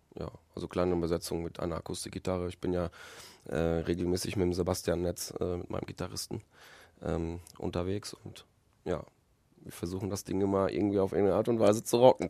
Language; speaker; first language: German; early bilingual, other home language; Polish